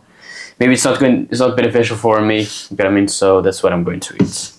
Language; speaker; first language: English; non-native, fluent; Portuguese